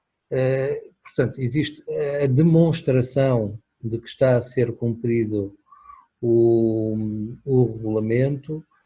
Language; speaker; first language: Portuguese; native; Portuguese